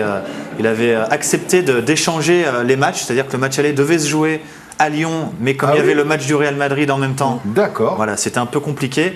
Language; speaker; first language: French; native; French